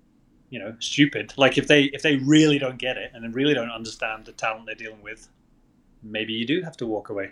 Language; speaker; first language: English; native; English